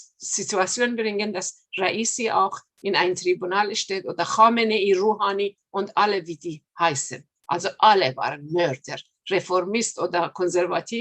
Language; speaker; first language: German; non-native, fluent; Persian